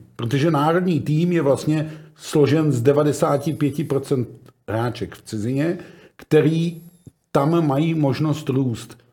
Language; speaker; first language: Czech; native; Czech